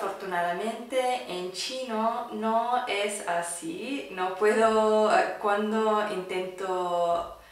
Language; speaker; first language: Spanish; non-native, fluent; English